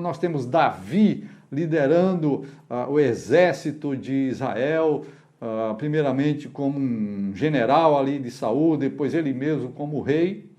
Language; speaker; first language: Portuguese; native; Portuguese